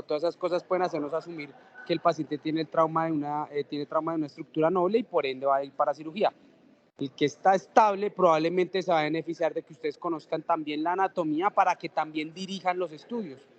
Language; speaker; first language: Spanish; native; Spanish